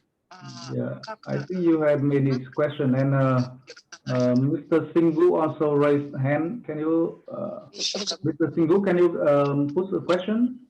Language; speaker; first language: English; non-native, fluent; Vietnamese